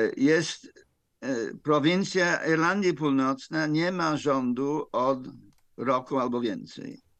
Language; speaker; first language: Polish; non-native, fluent; English